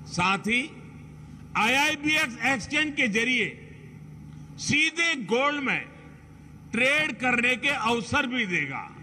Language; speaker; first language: Hindi; non-native, local second language; Gujarati